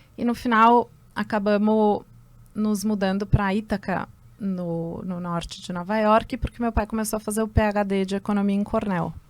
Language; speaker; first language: Portuguese; early bilingual, other home language; Spanish